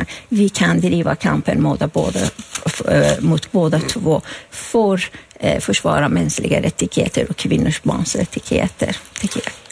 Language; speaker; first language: Swedish; non-native, fluent; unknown